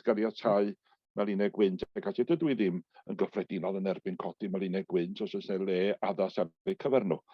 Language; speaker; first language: Welsh; native; Welsh